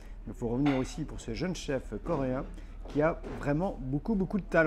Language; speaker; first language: French; native; French